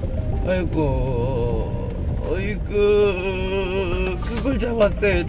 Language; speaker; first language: Korean; native; Korean